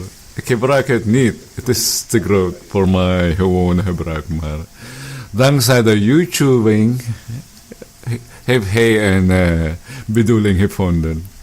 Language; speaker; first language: Dutch; non-native, fluent; Filipino